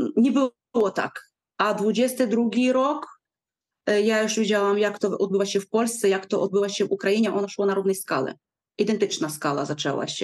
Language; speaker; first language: Polish; non-native, fluent; Ukrainian